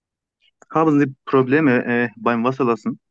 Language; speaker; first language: German; non-native, learner; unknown